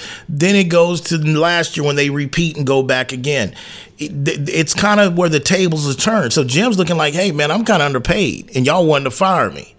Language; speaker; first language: English; native; English